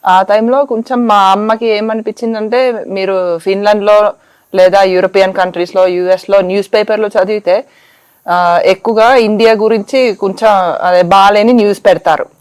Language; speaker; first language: Telugu; non-native, fluent; Finnish